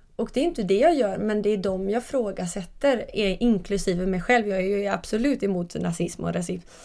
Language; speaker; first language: Swedish; native; Swedish